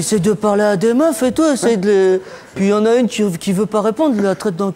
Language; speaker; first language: French; native; French